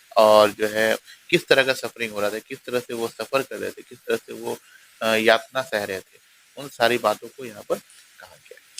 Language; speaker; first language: Hindi; native; Hindi